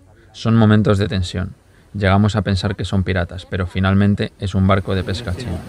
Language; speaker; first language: Spanish; native; Spanish